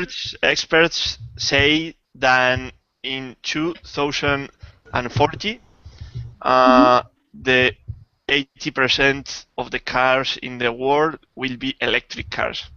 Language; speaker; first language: English; non-native, learner; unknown